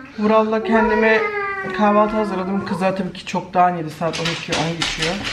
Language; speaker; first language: Turkish; early bilingual, heritage; Turkish